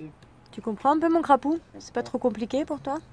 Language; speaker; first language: French; native; French